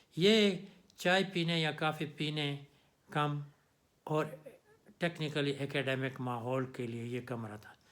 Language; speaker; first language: Urdu; non-native, local second language; Pashto